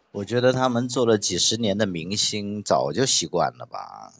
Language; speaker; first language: Chinese; non-native, local second language; Cantonese